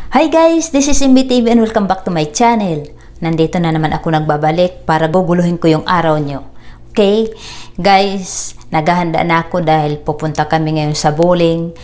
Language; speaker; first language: Filipino; native; Filipino